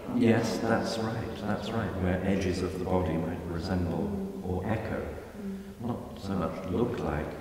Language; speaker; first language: English; native; English